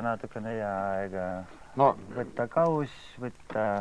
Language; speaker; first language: Estonian; non-native, learner; Ukrainian